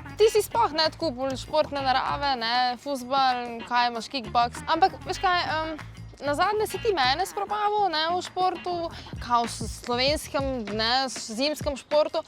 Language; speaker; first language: Slovenian; native; Slovenian